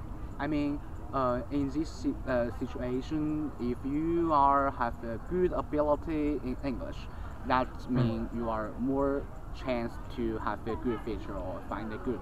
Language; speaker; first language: English; non-native, learner; Chinese